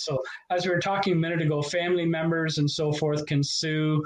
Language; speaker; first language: English; native; English